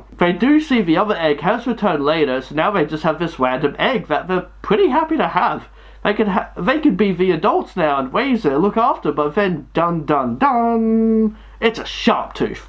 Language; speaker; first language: English; native; English